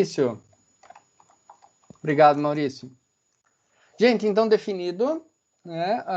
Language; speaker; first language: Portuguese; native; Portuguese